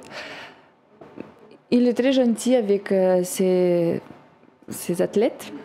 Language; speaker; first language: French; non-native, learner; Russian